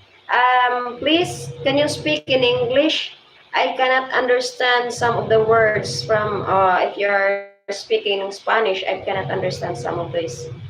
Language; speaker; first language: English; non-native, local second language; Cebuano